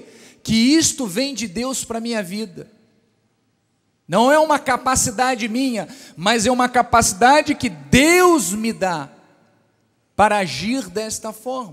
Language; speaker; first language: Portuguese; native; Portuguese